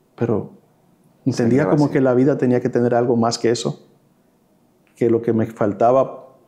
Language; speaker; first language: Spanish; early bilingual, heritage; Spanish